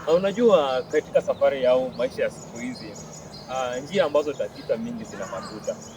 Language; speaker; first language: Swahili; non-native, local second language; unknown